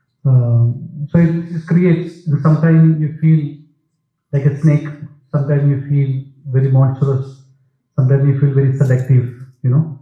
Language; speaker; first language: English; non-native, local second language; Malayalam